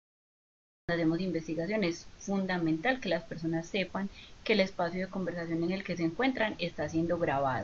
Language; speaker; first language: Spanish; native; Spanish